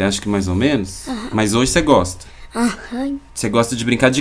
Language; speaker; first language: Portuguese; native; Portuguese